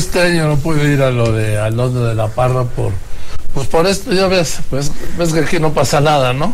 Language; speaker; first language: Spanish; native; Spanish